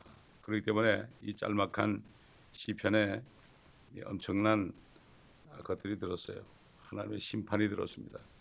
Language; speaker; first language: Korean; native; Korean